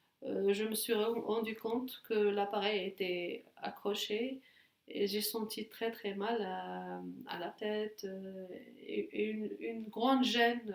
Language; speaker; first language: French; non-native, fluent; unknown